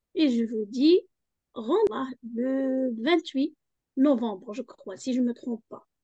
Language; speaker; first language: French; non-native, local second language; Arabic